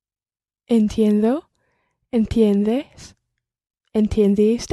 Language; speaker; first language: Spanish; non-native, learner; English